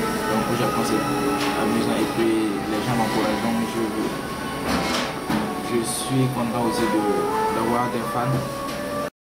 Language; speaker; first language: French; non-native, learner; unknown